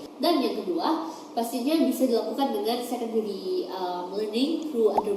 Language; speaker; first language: Indonesian; native; Indonesian